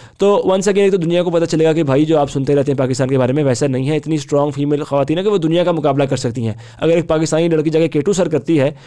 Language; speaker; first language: Hindi; native; Hindi